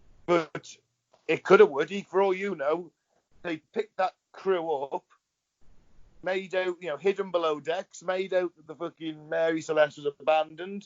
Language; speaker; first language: English; native; English